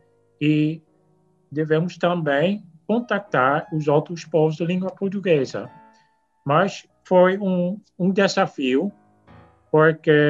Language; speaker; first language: Portuguese; non-native, fluent; Dutch